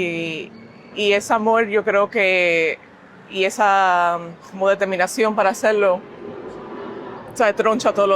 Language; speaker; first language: Spanish; early bilingual, heritage; Spanish